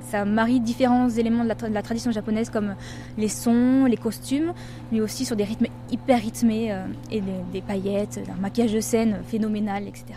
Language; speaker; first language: French; native; French